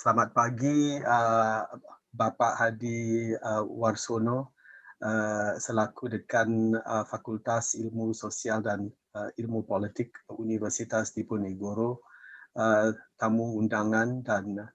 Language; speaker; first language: Indonesian; non-native, fluent; English